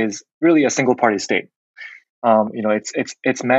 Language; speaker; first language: English; non-native, fluent; Korean